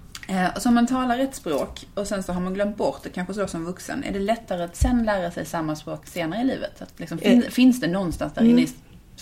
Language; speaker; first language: Swedish; native; Swedish